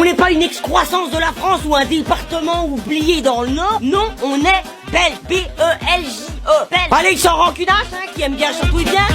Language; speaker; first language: French; native; French